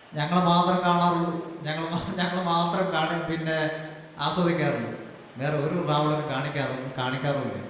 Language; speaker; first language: Malayalam; non-native, local second language; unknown